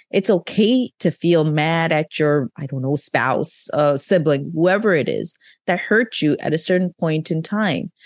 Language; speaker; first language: English; non-native, local second language; Urdu